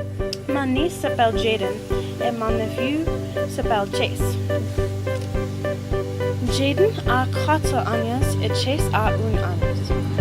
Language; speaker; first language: French; non-native, learner; English